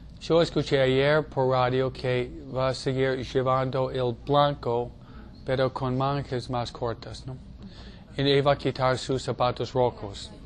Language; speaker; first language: Spanish; non-native, fluent; English